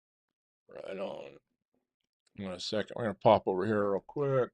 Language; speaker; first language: English; native; English